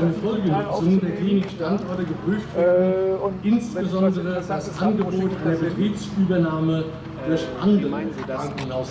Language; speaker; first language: German; native; German